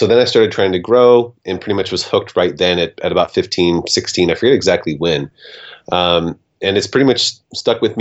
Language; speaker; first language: English; native; English